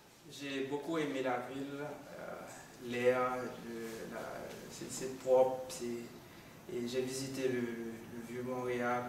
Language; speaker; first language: French; non-native, local second language; Haitian Creole